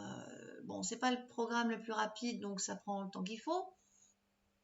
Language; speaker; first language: French; native; French